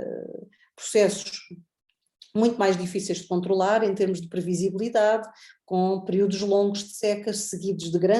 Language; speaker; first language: Portuguese; native; Portuguese